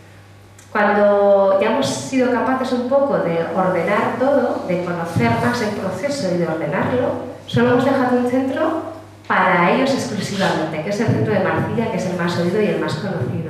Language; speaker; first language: Spanish; native; Spanish